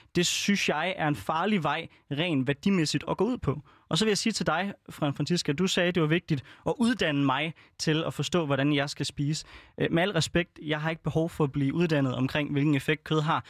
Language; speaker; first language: Danish; native; Danish